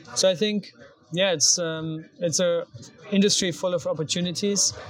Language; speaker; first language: English; non-native, fluent; German